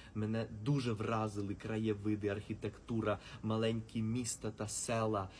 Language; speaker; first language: Ukrainian; early bilingual, heritage; Spanish